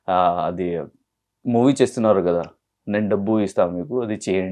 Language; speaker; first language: Telugu; non-native, learner; Hindi